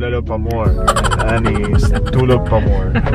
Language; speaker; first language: Filipino; non-native, learner; Arabic